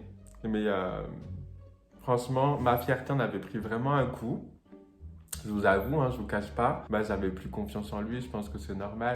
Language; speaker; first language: French; native; French